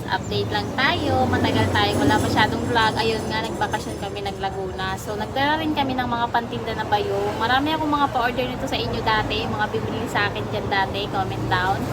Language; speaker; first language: Filipino; non-native, local second language; Bikol